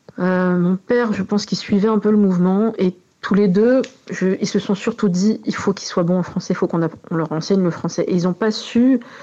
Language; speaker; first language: French; native; French